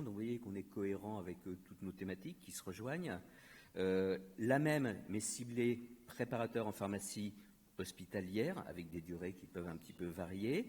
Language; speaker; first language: French; native; French